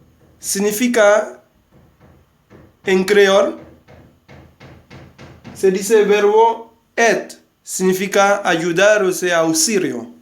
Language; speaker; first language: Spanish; non-native, fluent; Haitian Creole